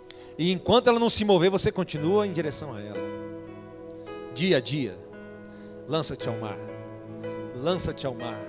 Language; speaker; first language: Portuguese; native; Portuguese